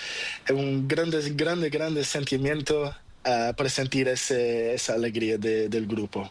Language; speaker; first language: Spanish; non-native, learner; Portuguese